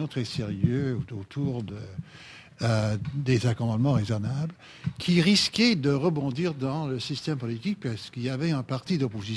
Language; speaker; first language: French; native; French